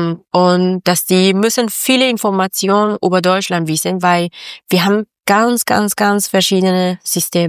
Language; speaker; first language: German; non-native, learner; Persian